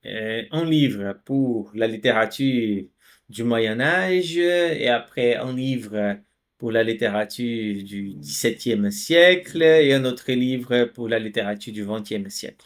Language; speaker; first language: French; non-native, fluent; Portuguese